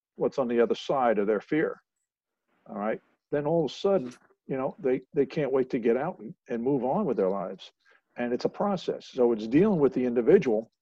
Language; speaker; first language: English; native; English